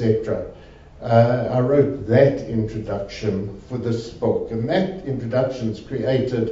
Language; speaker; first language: English; native; English